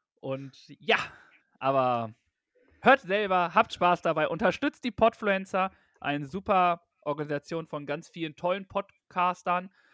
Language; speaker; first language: German; native; German